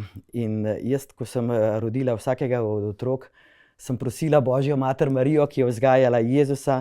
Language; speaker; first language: Slovenian; native; Slovenian